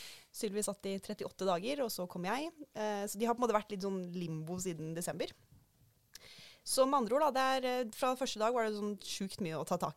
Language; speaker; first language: Norwegian; native; Norwegian